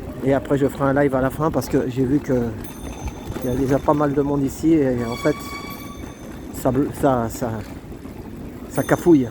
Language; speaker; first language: French; native; French